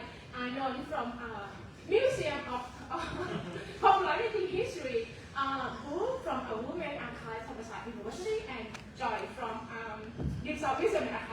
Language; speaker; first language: English; non-native, fluent; Thai